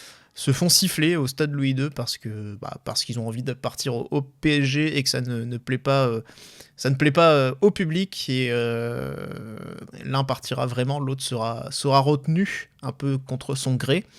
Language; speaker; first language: French; native; French